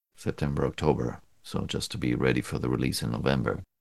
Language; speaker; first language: English; non-native, fluent; German